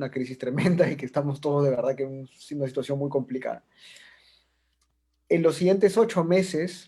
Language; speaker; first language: Spanish; native; Spanish